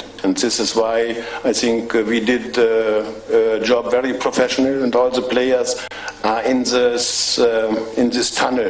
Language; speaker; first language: English; non-native, fluent; German